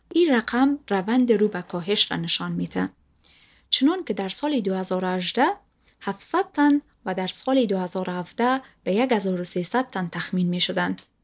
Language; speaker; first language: Persian; native; Persian